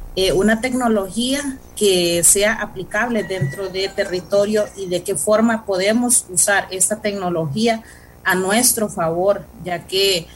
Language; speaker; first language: Spanish; non-native, local second language; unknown